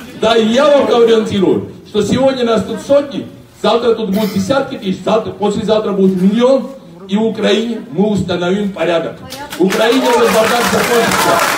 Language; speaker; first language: Russian; non-native, local second language; Georgian